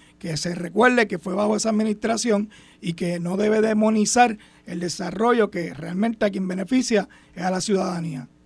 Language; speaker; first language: Spanish; native; Spanish